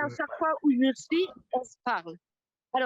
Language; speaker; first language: French; non-native, local second language; Luxembourgish